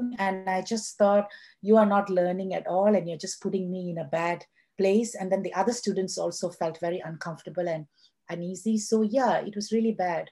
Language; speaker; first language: English; non-native, local second language; Tamil